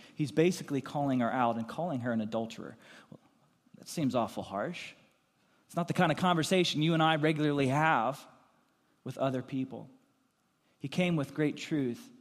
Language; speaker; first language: English; native; English